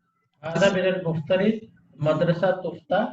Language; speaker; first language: Arabic; non-native, learner; Hindi